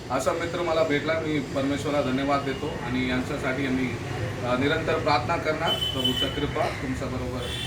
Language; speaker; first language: Marathi; non-native, local second language; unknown